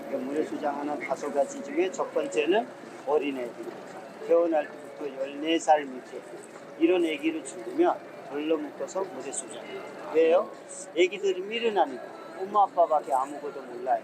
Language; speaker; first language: Korean; non-native, fluent; Hindi